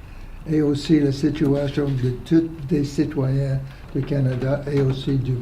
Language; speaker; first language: French; non-native, fluent; English